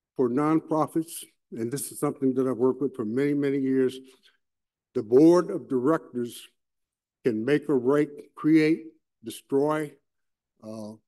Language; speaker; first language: English; native; English